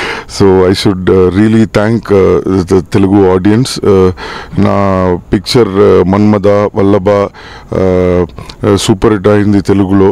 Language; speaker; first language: Telugu; non-native, learner; Tamil